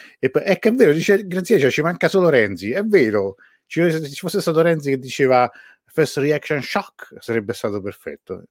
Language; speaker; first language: Italian; early bilingual, other home language; Persian